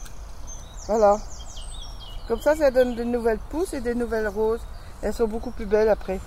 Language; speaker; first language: French; native; French